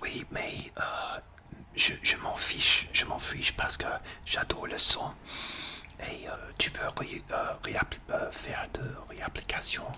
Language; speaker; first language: French; non-native, learner; English